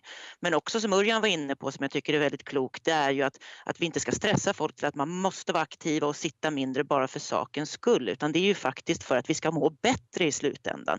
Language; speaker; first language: Swedish; native; Swedish